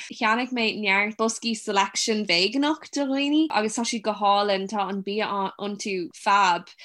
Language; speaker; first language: Irish; non-native, local second language; English